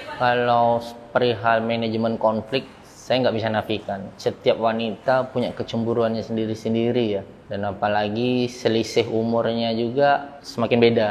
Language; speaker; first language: Indonesian; early bilingual, heritage; Indonesian